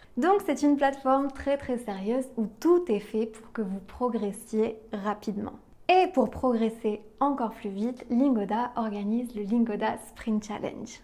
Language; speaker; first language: French; native; French